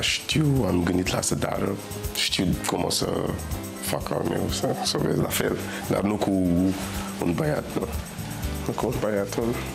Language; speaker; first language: Romanian; non-native, learner; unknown